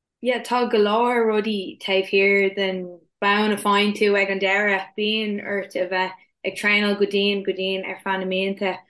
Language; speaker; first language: Irish; non-native, local second language; English